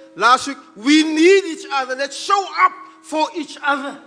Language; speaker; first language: English; non-native, local second language; Afrikaans